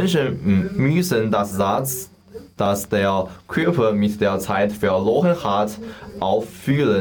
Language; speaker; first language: German; non-native, learner; Chinese